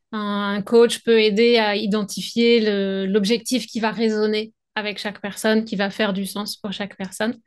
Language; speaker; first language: French; native; French